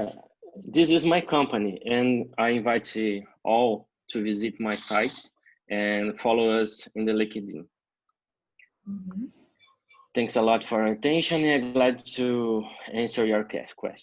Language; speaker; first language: English; non-native, learner; Portuguese